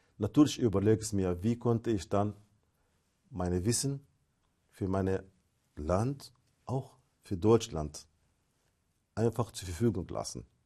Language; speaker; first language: German; non-native, fluent; Arabic